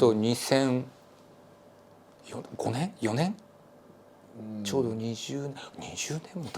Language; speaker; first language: Japanese; native; Japanese